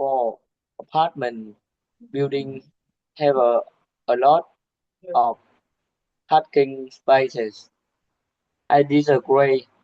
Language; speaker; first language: English; non-native, learner; Vietnamese